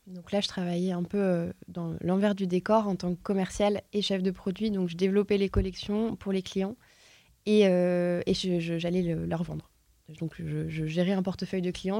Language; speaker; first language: French; native; French